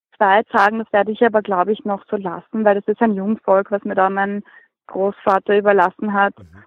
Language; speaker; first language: German; native; German